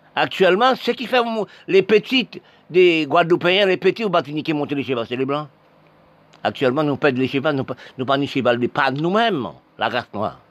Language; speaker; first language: French; non-native, local second language; Haitian Creole